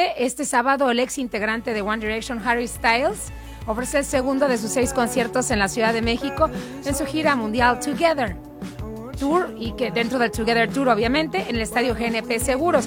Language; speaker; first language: Spanish; native; Spanish